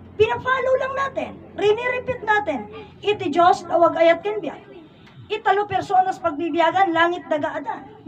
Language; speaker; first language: Filipino; non-native, local second language; Iloko